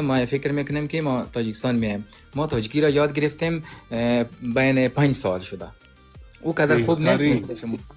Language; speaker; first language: Persian; non-native, learner; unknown